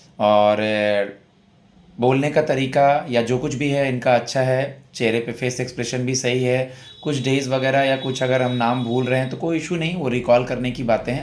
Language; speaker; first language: Hindi; native; Hindi